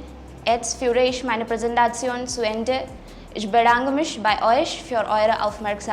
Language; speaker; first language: German; non-native, fluent; Malayalam